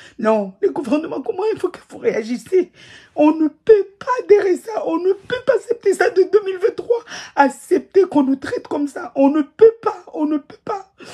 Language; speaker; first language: French; non-native, local second language; Ngazidja Comorian